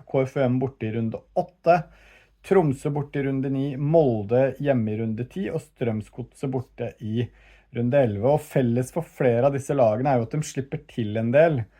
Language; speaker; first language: Norwegian; native; Norwegian